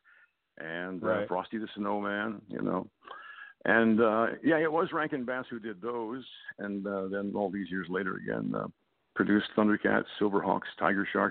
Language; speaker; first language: English; native; English